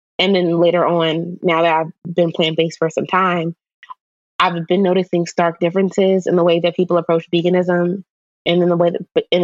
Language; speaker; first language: English; native; English